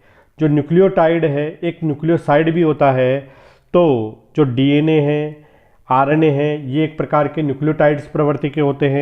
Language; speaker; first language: Hindi; native; Hindi